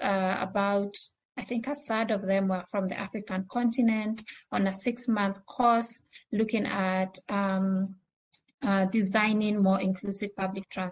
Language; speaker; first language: English; non-native, local second language; Swahili